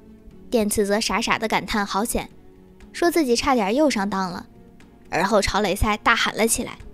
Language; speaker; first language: Chinese; native; Chinese